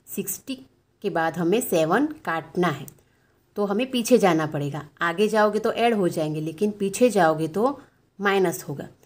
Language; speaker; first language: Hindi; non-native, local second language; Gujarati